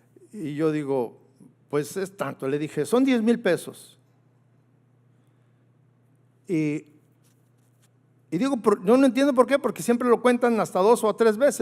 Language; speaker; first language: Spanish; native; Spanish